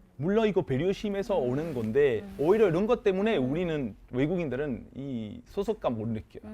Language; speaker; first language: Korean; non-native, fluent; Italian